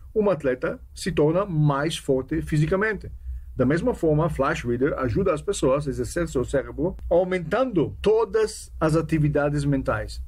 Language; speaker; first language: Portuguese; non-native, fluent; Hebrew